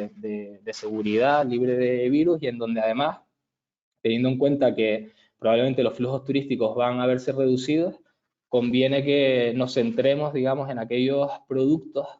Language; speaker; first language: Spanish; native; Spanish